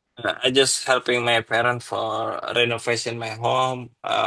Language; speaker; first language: English; non-native, learner; Indonesian